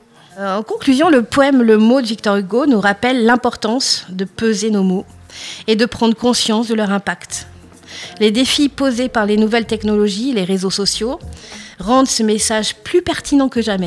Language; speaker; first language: French; native; French